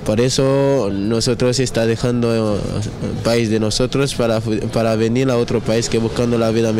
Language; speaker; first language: Spanish; non-native, learner; Haitian Creole